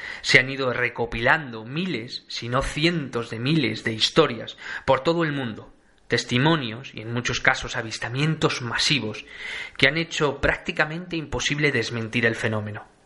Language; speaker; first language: Spanish; native; Spanish